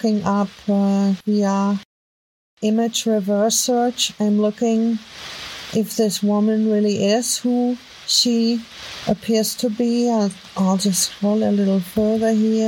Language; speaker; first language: English; non-native, fluent; German